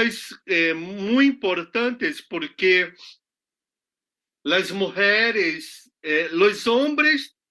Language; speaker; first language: Spanish; non-native, learner; Portuguese